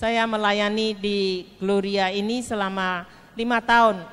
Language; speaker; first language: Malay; non-native, local second language; Chinese